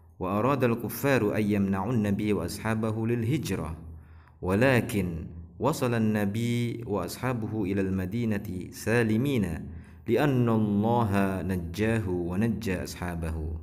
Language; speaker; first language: Arabic; non-native, fluent; Indonesian